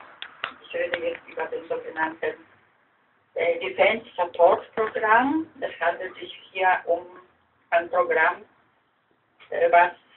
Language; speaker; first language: German; non-native, fluent; Polish